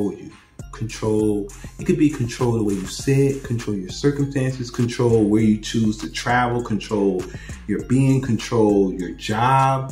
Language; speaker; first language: English; native; English